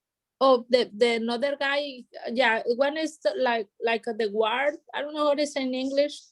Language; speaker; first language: English; non-native, learner; Spanish